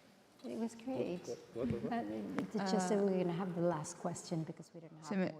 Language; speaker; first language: English; non-native, fluent; Spanish